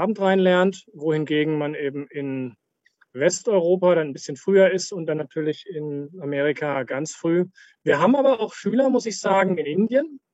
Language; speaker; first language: German; native; German